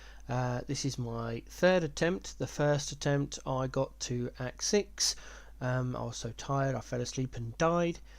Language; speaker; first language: English; native; English